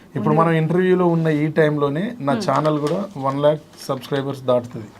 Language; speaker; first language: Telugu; native; Telugu